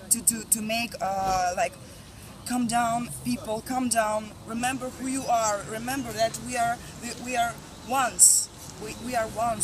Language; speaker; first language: English; non-native, learner; Russian